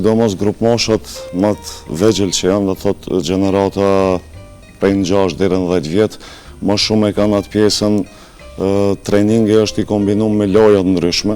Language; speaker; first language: Albanian; native; Albanian